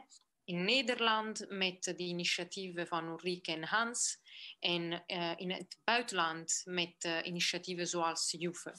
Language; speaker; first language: Dutch; non-native, fluent; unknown